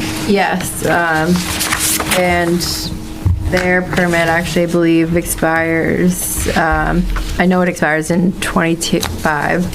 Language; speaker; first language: English; native; English